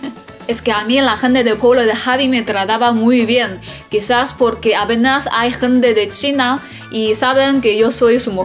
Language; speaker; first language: Spanish; non-native, fluent; Chinese